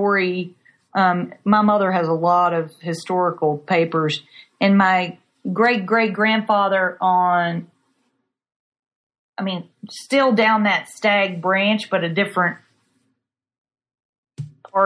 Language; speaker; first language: English; native; English